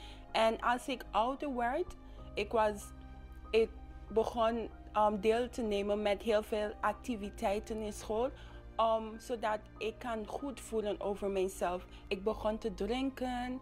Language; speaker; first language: Dutch; non-native, local second language; English